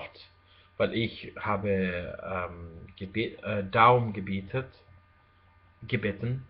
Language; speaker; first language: German; non-native, fluent; Spanish